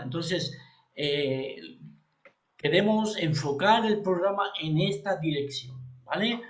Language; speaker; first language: Spanish; native; Spanish